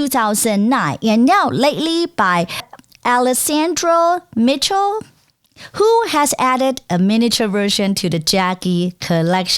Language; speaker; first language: English; non-native, fluent; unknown